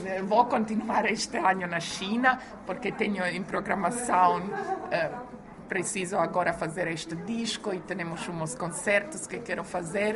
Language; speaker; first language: Portuguese; non-native, fluent; Croatian